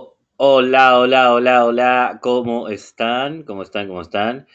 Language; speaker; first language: Spanish; non-native, fluent; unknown